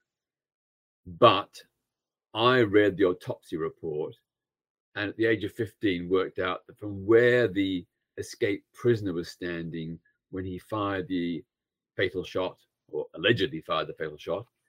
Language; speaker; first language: English; native; English